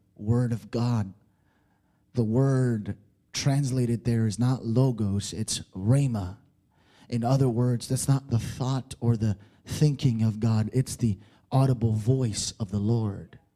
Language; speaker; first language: English; early bilingual, other home language; Spanish